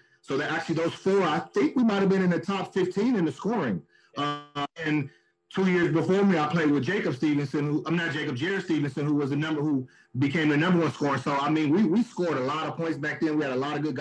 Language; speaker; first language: English; native; English